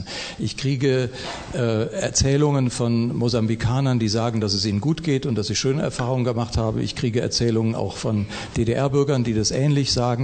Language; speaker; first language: German; native; German